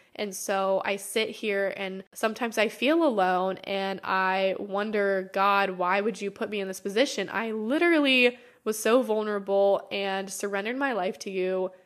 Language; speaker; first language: English; native; English